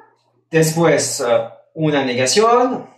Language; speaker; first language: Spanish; non-native, fluent; French